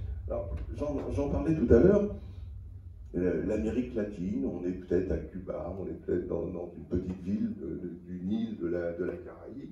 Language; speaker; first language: French; native; French